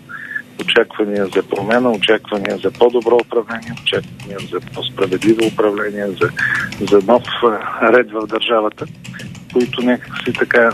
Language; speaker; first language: Bulgarian; native; Bulgarian